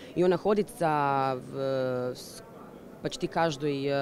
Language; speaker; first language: Russian; non-native, fluent; Serbian